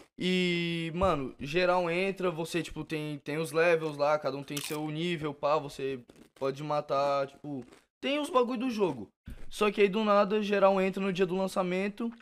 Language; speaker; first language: Portuguese; native; Portuguese